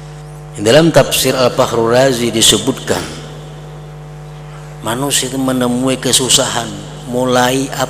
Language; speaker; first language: Indonesian; non-native, local second language; Banjar